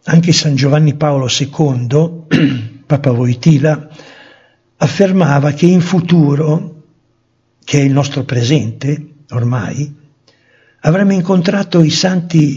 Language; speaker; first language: Italian; native; Italian